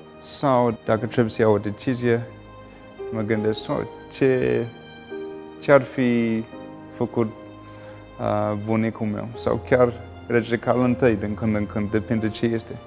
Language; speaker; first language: Romanian; non-native, fluent; English